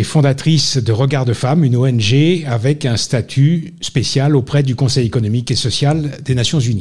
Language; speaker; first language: French; native; French